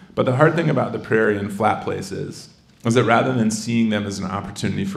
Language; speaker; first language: English; native; English